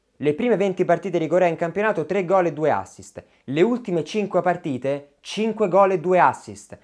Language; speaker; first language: Italian; native; Italian